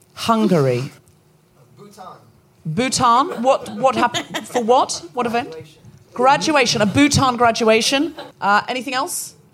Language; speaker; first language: English; native; English